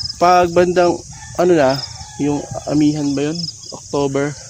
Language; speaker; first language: Filipino; native; Filipino